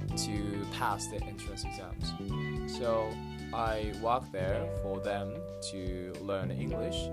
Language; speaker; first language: English; non-native, fluent; Japanese